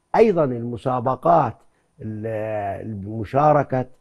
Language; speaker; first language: Arabic; native; Arabic